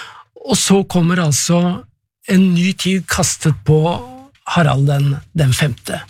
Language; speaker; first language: Norwegian; native; Norwegian